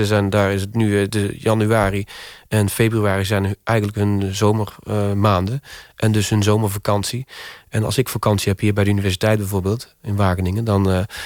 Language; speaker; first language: Dutch; native; Dutch